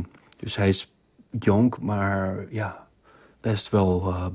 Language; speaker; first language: Dutch; non-native, fluent; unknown